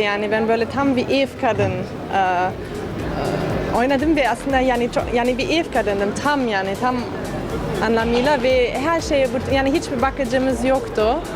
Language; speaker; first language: Turkish; non-native, fluent; German